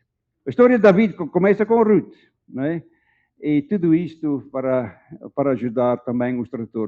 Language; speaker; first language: Portuguese; non-native, fluent; Dutch